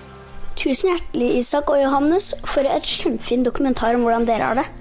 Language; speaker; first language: Norwegian; native; Norwegian